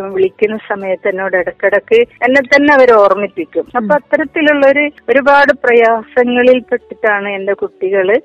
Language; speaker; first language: Malayalam; native; Malayalam